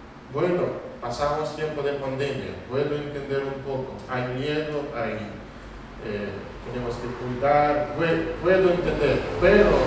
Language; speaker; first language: Spanish; non-native, fluent; Russian